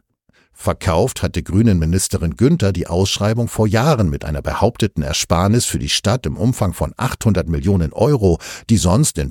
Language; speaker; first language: German; native; German